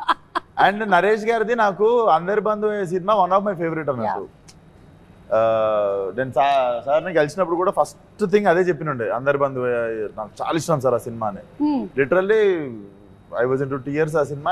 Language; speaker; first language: Telugu; native; Telugu